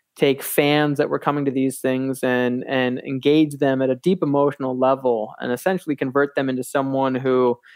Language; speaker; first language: English; native; English